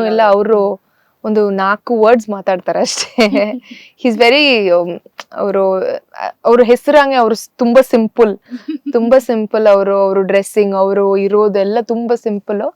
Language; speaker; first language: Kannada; early bilingual, heritage; Kannada